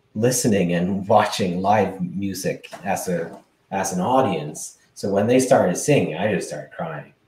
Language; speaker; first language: English; non-native, fluent; Swedish